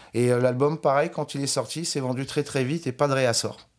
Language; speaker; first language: French; native; French